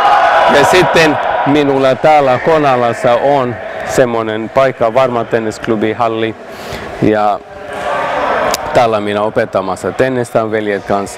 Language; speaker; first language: Finnish; non-native, learner; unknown